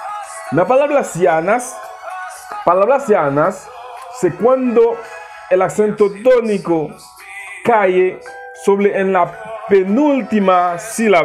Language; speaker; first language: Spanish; non-native, learner; Haitian Creole